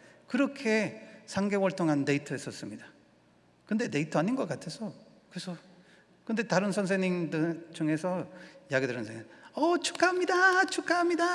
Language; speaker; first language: Korean; non-native, learner; Spanish